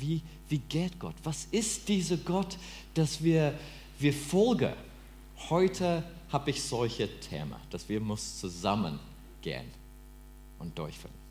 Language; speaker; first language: German; non-native, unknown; English